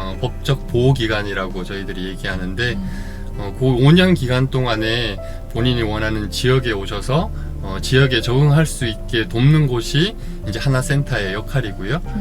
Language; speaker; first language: Korean; native; Korean